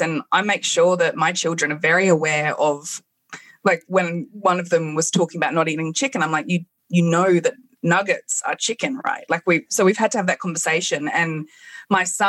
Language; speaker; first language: English; native; English